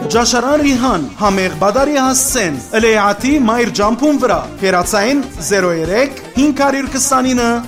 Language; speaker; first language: Armenian; native; Armenian